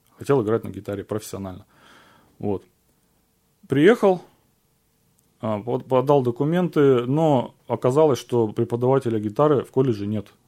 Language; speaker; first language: Russian; native; Russian